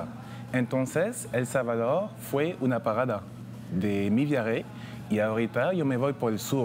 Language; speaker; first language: Spanish; non-native, fluent; French